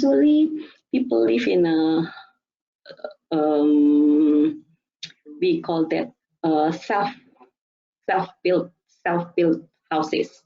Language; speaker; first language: English; non-native, fluent; Indonesian